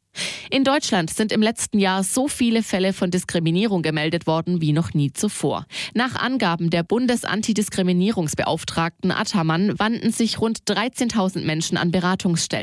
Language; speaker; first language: German; native; German